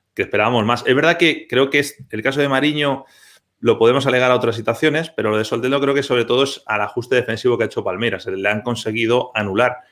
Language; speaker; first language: Spanish; native; Spanish